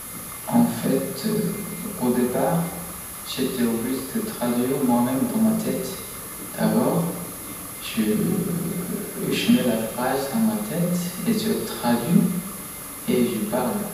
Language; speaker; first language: French; non-native, fluent; Korean